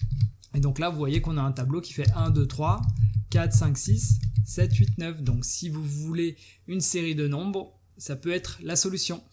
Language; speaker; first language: French; native; French